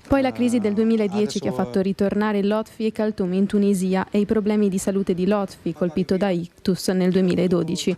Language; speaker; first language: Italian; native; Italian